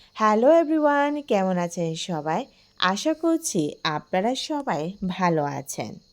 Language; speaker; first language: Bangla; non-native, local second language; Marma